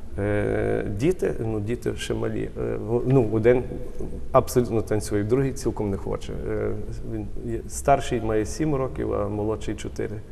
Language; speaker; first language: Ukrainian; early bilingual, heritage; Ukrainian